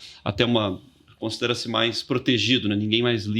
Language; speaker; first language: Portuguese; native; Portuguese